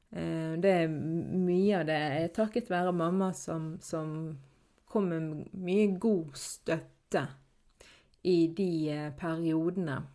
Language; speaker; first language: Norwegian; early bilingual, other home language; Arabic